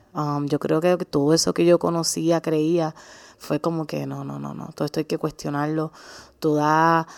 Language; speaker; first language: Spanish; native; Spanish